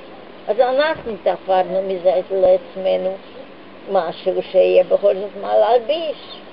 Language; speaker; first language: Hebrew; non-native, fluent; Hungarian